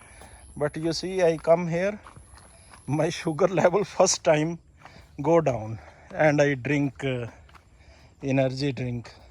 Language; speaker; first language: English; non-native, learner; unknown